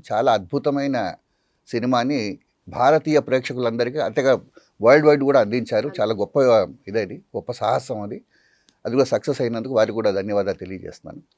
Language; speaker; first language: Telugu; non-native, local second language; Tamil